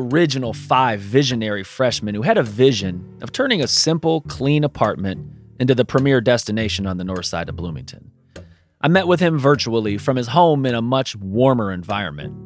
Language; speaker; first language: English; native; English